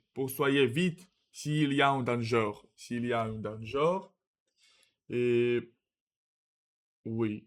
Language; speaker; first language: French; non-native, learner; Russian